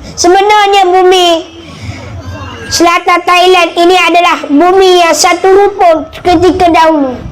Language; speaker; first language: Malay; native; Malay